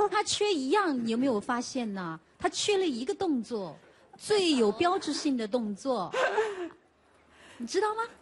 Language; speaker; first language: Chinese; native; Chinese